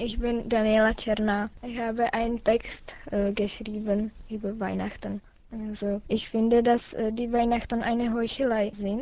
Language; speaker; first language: German; non-native, learner; Czech